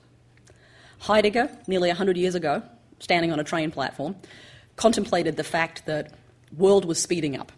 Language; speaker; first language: English; native; English